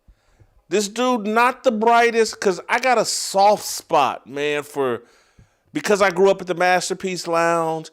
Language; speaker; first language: English; native; English